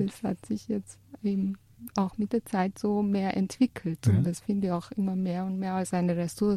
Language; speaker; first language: German; non-native, fluent; Persian